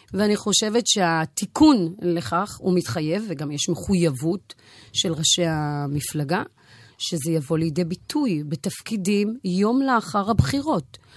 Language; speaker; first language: Hebrew; early bilingual, other home language; Amharic